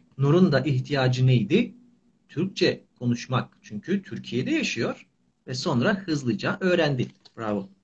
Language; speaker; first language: Turkish; native; Turkish